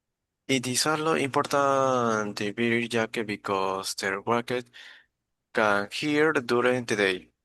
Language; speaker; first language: English; non-native, learner; Spanish